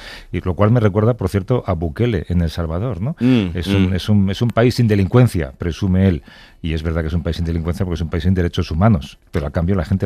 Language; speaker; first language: Spanish; native; Spanish